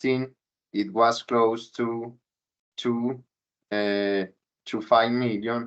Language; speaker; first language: English; non-native, learner; Spanish